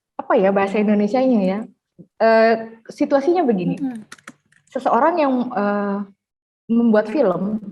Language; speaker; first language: Indonesian; native; Indonesian